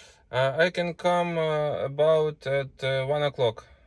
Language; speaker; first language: English; non-native, learner; Ukrainian